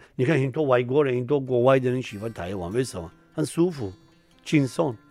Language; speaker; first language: Chinese; non-native, learner; Persian